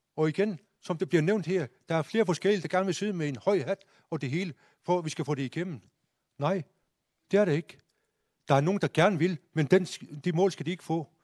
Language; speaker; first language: Danish; non-native, local second language; Kalaallisut